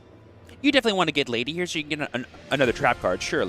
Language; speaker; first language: English; native; English